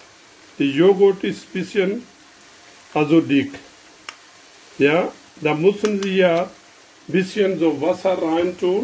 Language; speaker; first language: German; non-native, learner; Urdu